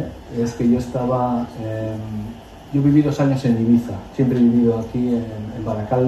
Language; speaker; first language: Spanish; native; Spanish